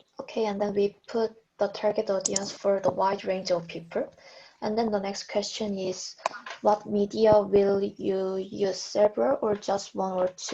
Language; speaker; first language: English; non-native, learner; Korean